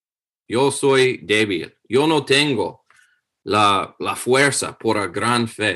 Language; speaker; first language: Spanish; non-native, fluent; English